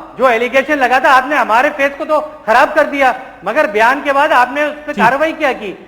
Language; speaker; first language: Urdu; native; Urdu